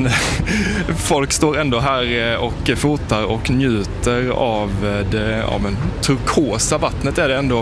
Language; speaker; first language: Swedish; native; Swedish